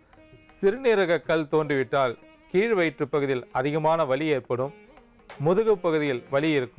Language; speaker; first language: Tamil; native; Tamil